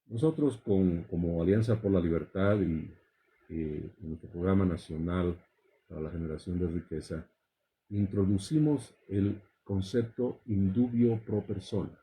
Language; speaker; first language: Spanish; native; Spanish